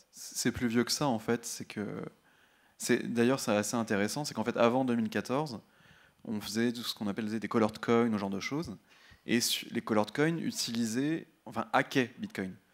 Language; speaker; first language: French; native; French